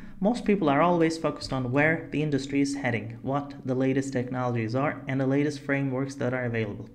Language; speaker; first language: English; non-native, fluent; Turkish